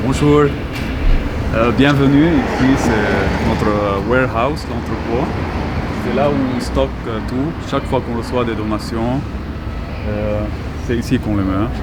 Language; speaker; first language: French; non-native, local second language; Arabic